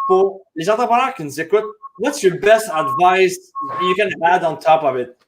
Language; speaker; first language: French; native; French